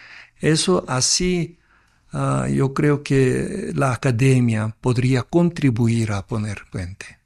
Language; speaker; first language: Spanish; non-native, fluent; Korean